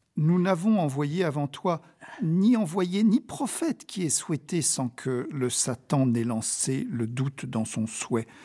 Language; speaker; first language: French; native; French